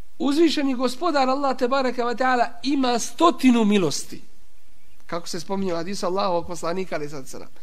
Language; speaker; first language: Bosnian; native; Bosnian